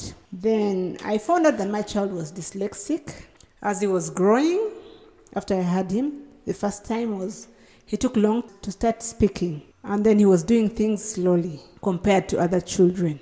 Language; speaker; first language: English; non-native, local second language; Acoli